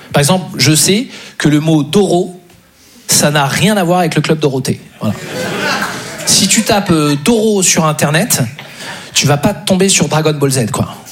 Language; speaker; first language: French; native; French